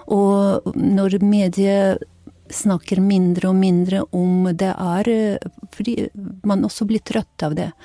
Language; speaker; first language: Norwegian; non-native, fluent; Ukrainian